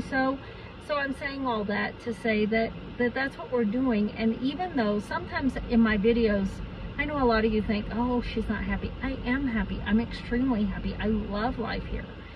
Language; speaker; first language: English; native; English